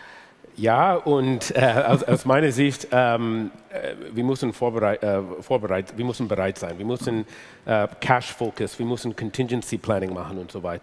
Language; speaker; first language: German; non-native, fluent; English